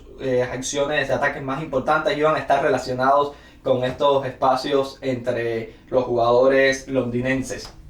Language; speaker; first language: Spanish; native; Spanish